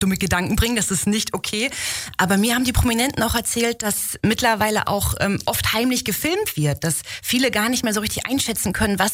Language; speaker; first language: German; native; German